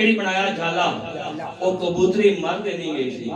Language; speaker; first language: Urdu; non-native, local second language; Punjabi